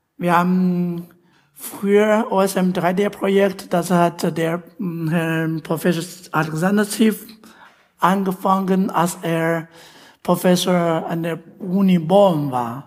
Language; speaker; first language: German; non-native, learner; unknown